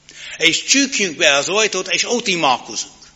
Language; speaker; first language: Hungarian; non-native, learner; English